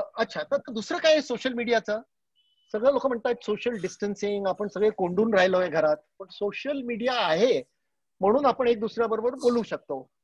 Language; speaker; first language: Marathi; non-native, local second language; Gujarati